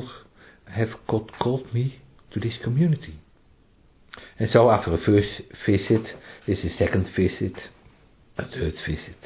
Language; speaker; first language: English; non-native, learner; Dutch